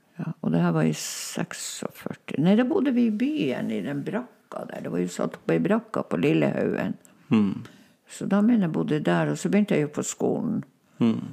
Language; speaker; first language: Norwegian; non-native, local second language; Northern Sami